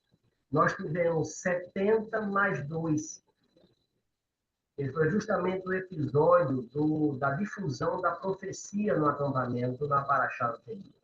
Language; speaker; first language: Portuguese; native; Portuguese